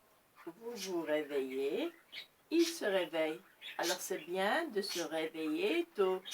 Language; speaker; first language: French; non-native, local second language; Arabic